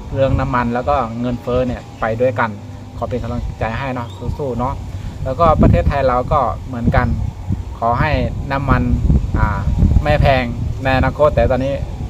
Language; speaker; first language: Thai; native; Thai